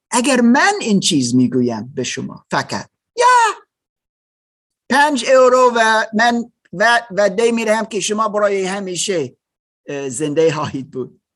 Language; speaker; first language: Persian; non-native, learner; German